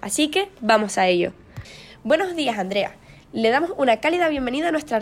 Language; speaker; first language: Spanish; native; Spanish